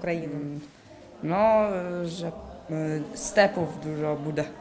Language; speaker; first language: Ukrainian; early bilingual, heritage; Ukrainian